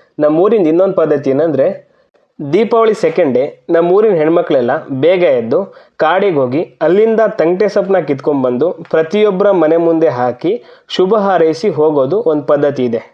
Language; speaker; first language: Kannada; non-native, local second language; Lambadi